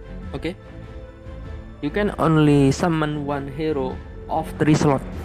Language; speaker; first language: English; non-native, learner; Indonesian